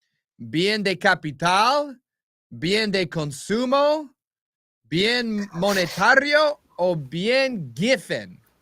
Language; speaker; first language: Spanish; non-native, learner; English